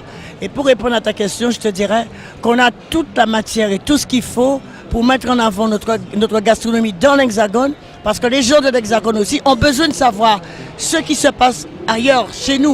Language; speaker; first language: French; native; French